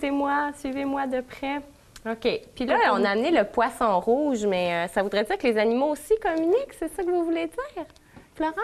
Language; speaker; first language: French; native; French